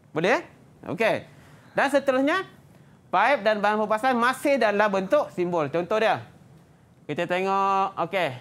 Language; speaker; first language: Malay; native; Malay